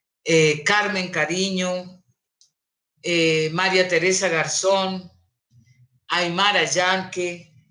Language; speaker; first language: Portuguese; non-native, learner; Spanish